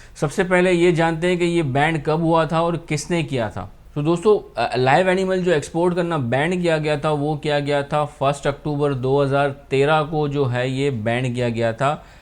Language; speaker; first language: Urdu; non-native, local second language; Sindhi